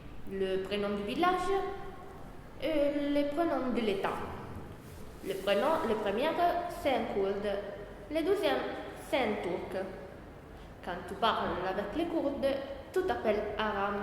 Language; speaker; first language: French; non-native, learner; Italian